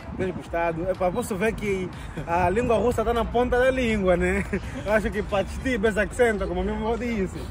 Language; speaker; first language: Portuguese; native; Portuguese